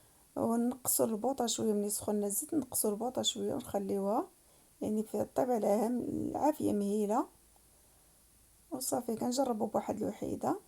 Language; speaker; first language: Arabic; native; Arabic